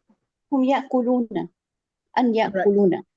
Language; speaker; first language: Arabic; non-native, learner; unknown